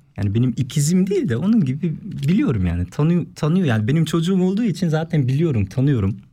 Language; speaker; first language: Turkish; early bilingual, heritage; Turkish